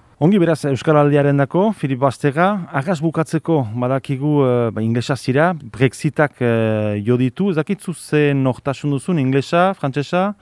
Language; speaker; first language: Basque; native; Basque